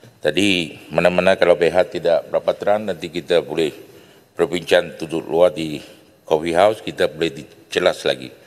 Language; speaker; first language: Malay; non-native, local second language; Chinese